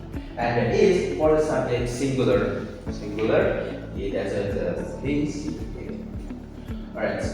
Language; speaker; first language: English; non-native, learner; Indonesian